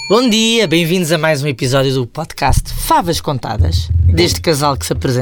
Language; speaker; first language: Portuguese; native; Portuguese